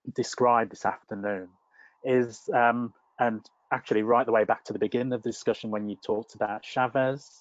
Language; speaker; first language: English; native; English